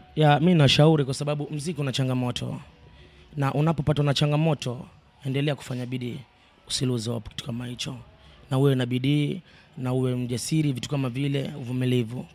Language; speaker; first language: Swahili; native; Swahili